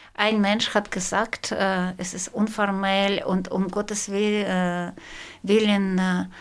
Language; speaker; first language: German; non-native, fluent; Russian